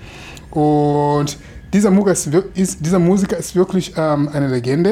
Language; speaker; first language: German; non-native, fluent; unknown